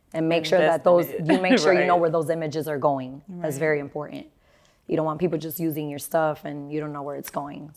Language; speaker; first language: English; native; English